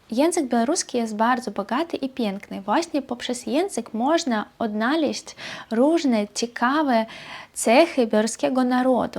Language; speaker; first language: Polish; non-native, fluent; Belarusian